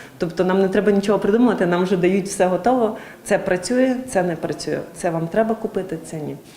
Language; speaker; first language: Ukrainian; native; Ukrainian